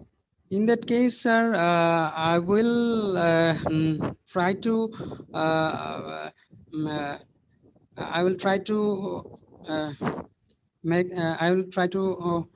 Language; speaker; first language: English; non-native, learner; Bangla